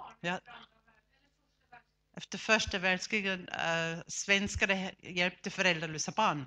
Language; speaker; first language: Swedish; non-native, fluent; German